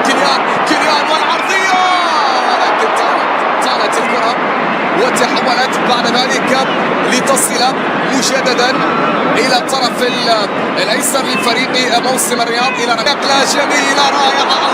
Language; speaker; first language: Arabic; native; Arabic